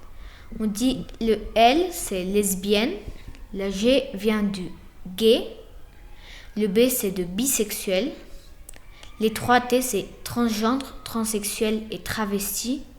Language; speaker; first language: French; non-native, fluent; Spanish